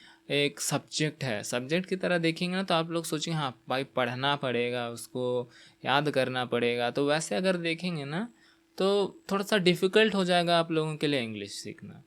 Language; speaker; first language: Hindi; non-native, local second language; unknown